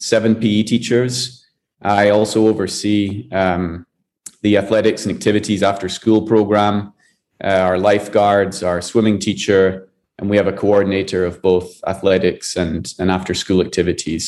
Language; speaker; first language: English; native; English